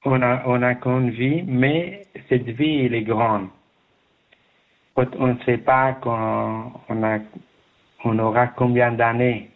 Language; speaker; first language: French; non-native, learner; Persian